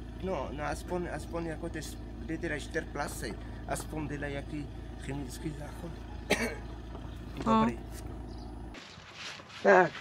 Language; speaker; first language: Czech; non-native, learner; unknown